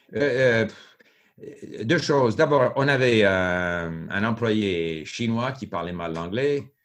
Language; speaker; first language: French; non-native, local second language; English